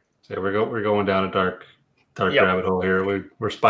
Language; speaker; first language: English; native; English